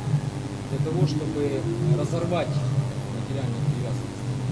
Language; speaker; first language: Russian; native; Russian